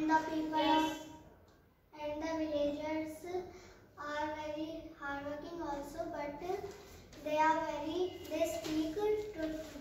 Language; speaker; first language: English; non-native, learner; Hindi